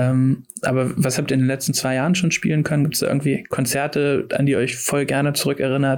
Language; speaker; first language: German; native; German